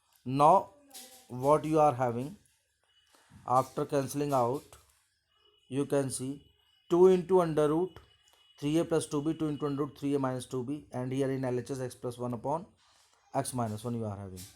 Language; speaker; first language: English; non-native, local second language; Hindi